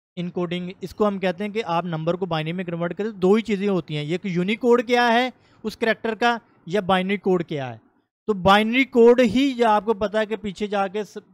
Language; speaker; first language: Urdu; native; Urdu